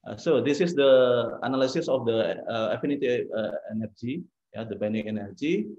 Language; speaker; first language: English; non-native, learner; Indonesian